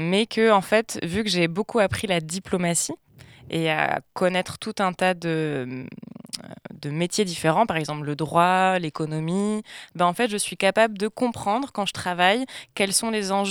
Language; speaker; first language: French; native; French